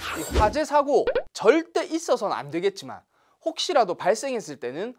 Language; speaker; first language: Korean; native; Korean